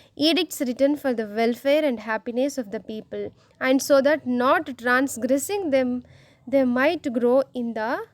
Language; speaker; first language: English; non-native, local second language; Telugu